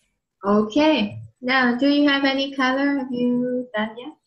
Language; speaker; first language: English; non-native, learner; Vietnamese